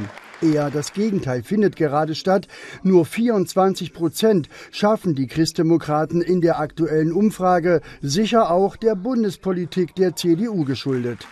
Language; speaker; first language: German; native; German